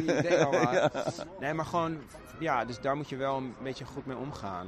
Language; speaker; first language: Dutch; native; Dutch